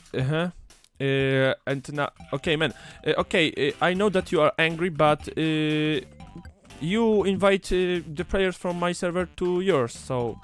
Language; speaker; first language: English; non-native, learner; Polish